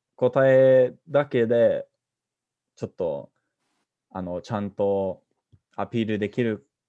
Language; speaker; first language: Japanese; non-native, fluent; English